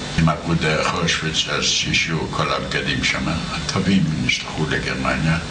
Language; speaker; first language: Hebrew; non-native, fluent; Yiddish